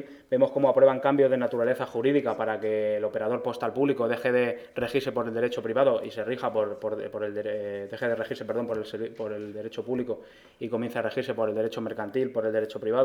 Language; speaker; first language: Spanish; native; Spanish